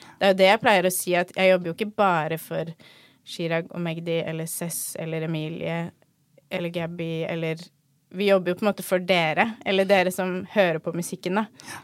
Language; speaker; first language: Norwegian; native; Norwegian